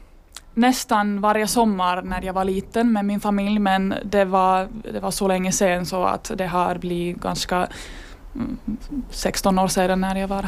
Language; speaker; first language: Swedish; non-native, local second language; Finnish